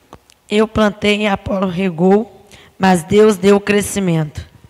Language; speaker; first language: Portuguese; native; Portuguese